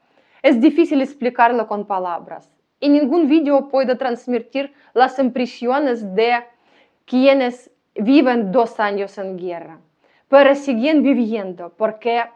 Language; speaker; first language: Spanish; non-native, learner; Ukrainian